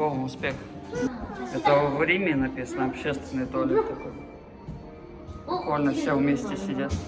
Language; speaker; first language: Russian; native; Russian